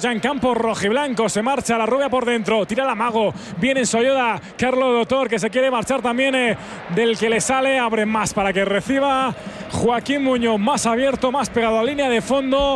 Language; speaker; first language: Spanish; native; Spanish